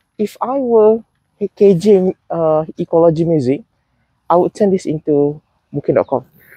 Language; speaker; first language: English; non-native, local second language; Malay